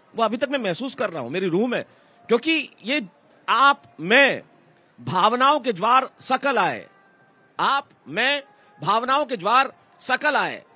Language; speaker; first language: Hindi; native; Hindi